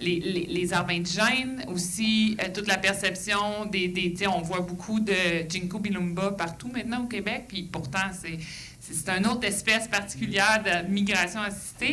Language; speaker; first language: French; native; French